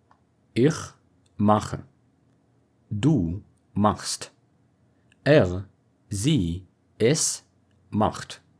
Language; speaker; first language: German; non-native, fluent; English